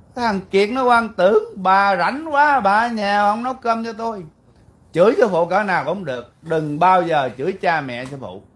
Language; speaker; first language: Vietnamese; early bilingual, heritage; Vietnamese